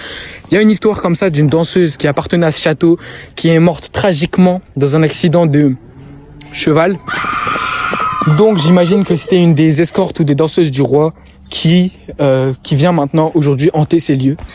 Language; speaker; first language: French; native; French